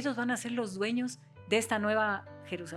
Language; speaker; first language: Spanish; native; Spanish